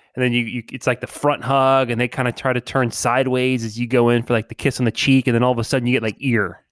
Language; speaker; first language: English; early bilingual, other home language; Spanish